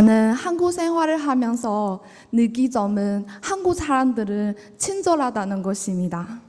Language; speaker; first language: Korean; non-native, learner; Chinese